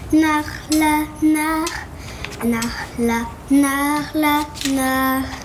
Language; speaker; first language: Arabic; non-native, learner; French